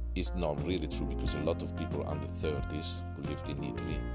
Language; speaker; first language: English; non-native, fluent; Italian